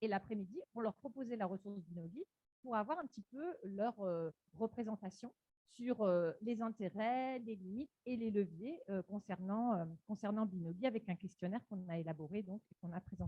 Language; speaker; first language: French; native; French